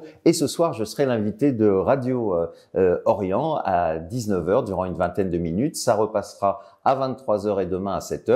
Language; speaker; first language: French; native; French